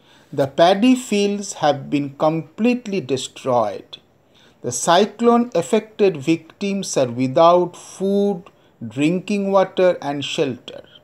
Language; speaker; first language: English; non-native, local second language; Bangla